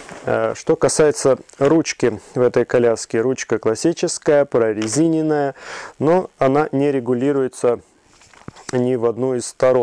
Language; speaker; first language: Russian; native; Russian